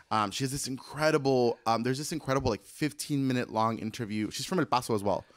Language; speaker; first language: English; early bilingual, other home language; Spanish